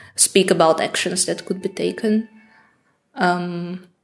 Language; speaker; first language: English; non-native, fluent; Bulgarian